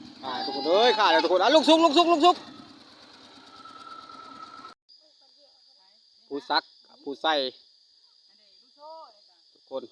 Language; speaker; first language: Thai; non-native, local second language; Lao